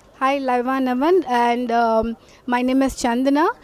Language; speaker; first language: Tamil; non-native, learner; Kannada